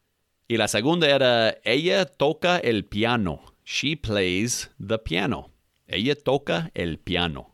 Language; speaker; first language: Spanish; non-native, fluent; English